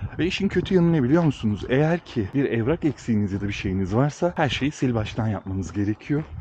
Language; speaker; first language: Turkish; early bilingual, heritage; Turkish